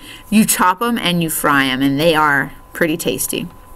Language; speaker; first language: English; native; English